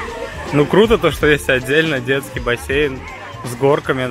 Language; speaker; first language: Russian; native; Russian